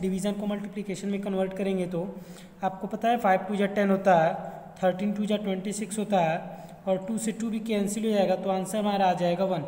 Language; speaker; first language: Hindi; native; Hindi